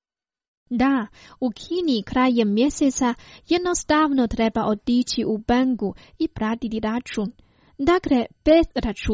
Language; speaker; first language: Croatian; non-native, fluent; Chinese